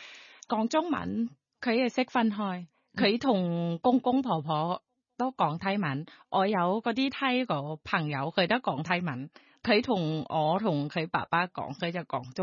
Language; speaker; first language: Cantonese; non-native, learner; Thai